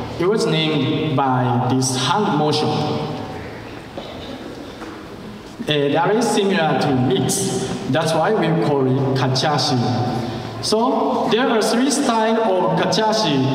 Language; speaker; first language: English; non-native, learner; Japanese